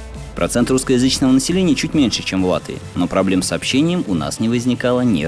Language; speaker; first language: Russian; native; Russian